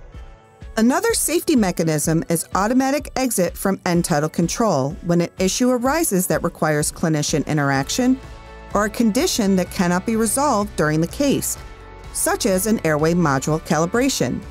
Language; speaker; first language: English; native; English